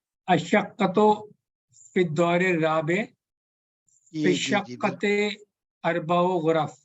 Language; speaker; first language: Arabic; non-native, learner; Urdu